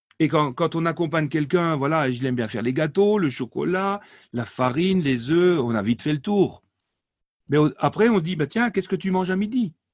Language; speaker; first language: French; non-native, local second language; Swiss German